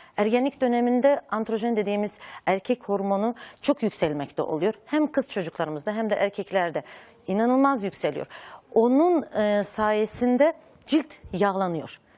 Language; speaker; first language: Turkish; native; Turkish